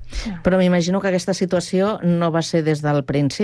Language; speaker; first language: Catalan; native; Catalan